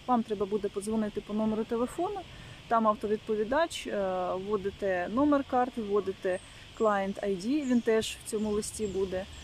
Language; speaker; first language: Ukrainian; native; Ukrainian